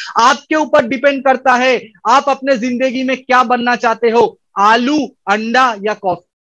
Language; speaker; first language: Hindi; non-native, local second language; Bangla